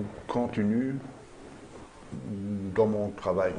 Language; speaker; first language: French; non-native, learner; German